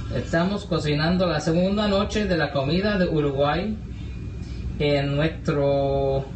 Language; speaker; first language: Spanish; non-native, learner; English